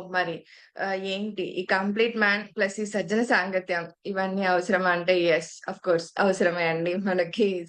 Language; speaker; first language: Telugu; native; Telugu